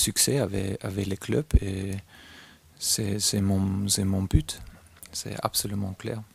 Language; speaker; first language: French; non-native, fluent; German